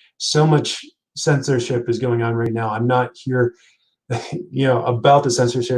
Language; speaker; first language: English; native; English